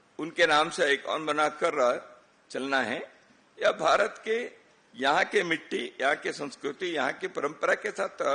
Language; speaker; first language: Hindi; non-native, local second language; Kannada